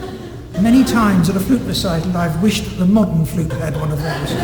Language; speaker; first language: English; native; English